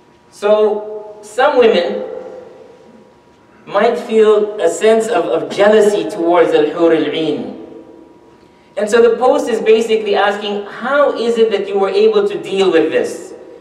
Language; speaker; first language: English; native; English